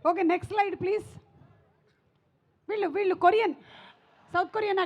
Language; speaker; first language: Telugu; native; Telugu